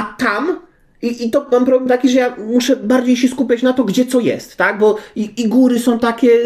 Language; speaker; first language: Polish; native; Polish